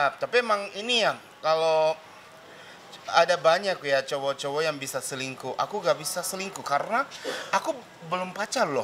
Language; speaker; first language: Indonesian; non-native, fluent; Japanese